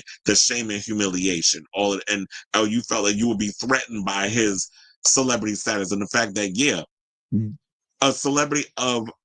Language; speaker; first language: English; native; English